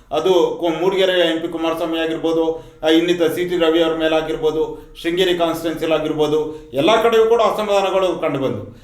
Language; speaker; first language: Kannada; native; Kannada